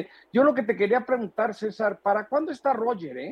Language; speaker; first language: Spanish; native; Spanish